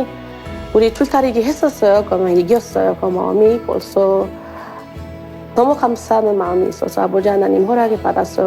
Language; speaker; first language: Korean; non-native, learner; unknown